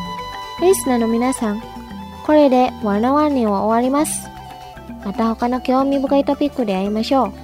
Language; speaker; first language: Japanese; non-native, fluent; Indonesian